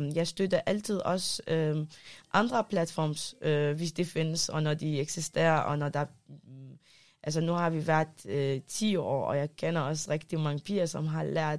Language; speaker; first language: Danish; early bilingual, other home language; Arabic